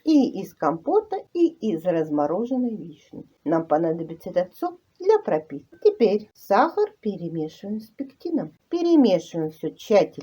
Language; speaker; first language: Russian; native; Russian